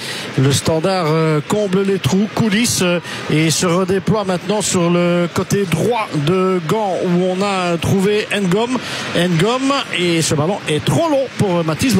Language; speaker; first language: French; native; French